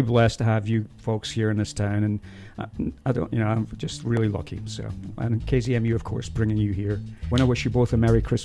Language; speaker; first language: English; native; English